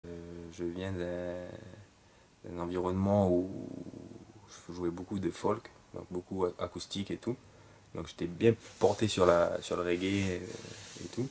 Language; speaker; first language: French; native; French